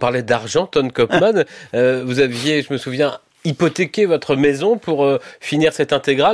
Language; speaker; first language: French; native; French